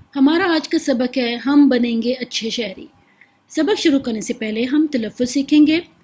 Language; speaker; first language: Urdu; native; Urdu